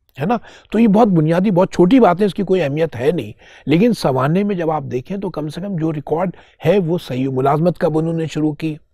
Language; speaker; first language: Hindi; native; Hindi